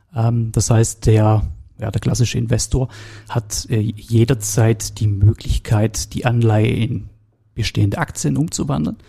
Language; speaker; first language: German; native; German